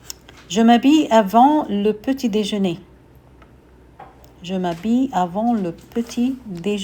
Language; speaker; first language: French; non-native, fluent; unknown